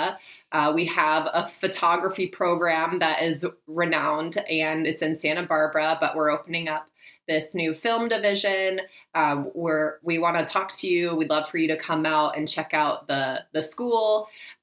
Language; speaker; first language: English; native; English